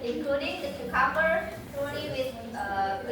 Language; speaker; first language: English; non-native, fluent; Indonesian